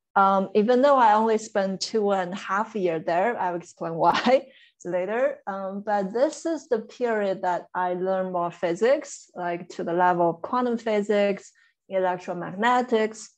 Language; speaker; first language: English; non-native, fluent; Chinese